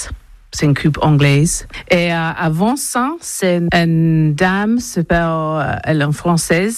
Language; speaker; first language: French; non-native, learner; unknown